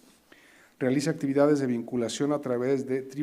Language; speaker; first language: Spanish; native; Spanish